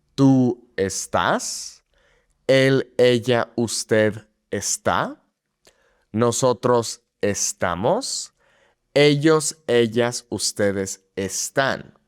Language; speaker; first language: Spanish; non-native, fluent; English